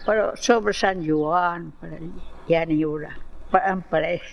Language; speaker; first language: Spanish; non-native, local second language; Catalan